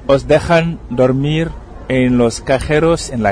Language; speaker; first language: Spanish; non-native, fluent; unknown